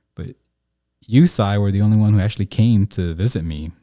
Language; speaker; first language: English; native; English